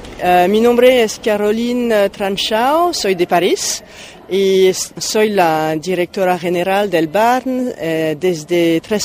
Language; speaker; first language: Spanish; non-native, fluent; French